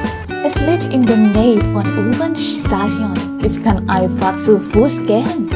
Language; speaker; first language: German; non-native, learner; Thai